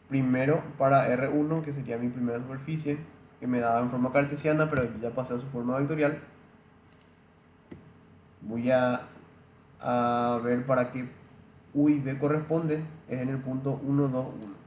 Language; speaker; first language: Spanish; native; Spanish